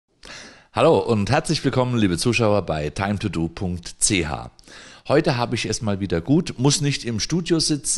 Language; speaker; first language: German; native; German